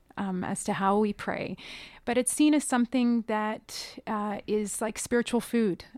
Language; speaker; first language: English; early bilingual, other home language; Persian